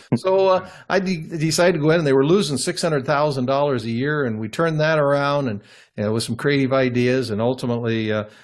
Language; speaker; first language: English; native; English